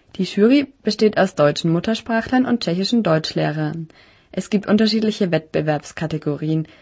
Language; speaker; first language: German; native; German